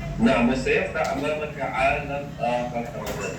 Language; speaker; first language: Arabic; non-native, fluent; Chechen